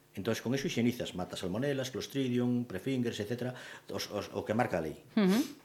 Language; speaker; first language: Galician; native; Galician